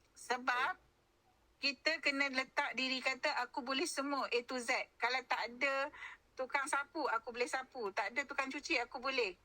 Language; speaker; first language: Malay; native; Malay